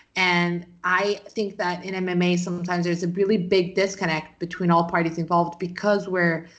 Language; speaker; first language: English; non-native, fluent; Portuguese